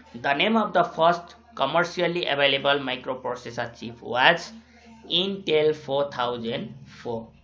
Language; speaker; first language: English; non-native, local second language; Nepali